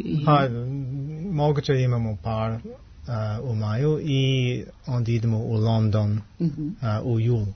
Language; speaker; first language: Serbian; non-native, learner; English